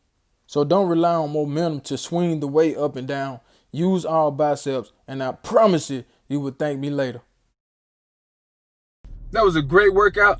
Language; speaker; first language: English; native; English